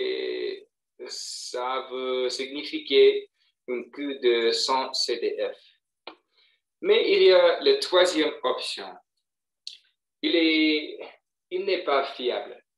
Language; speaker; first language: French; non-native, fluent; English